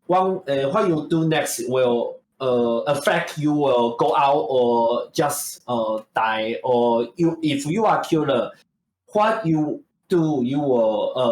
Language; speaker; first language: English; non-native, learner; Chinese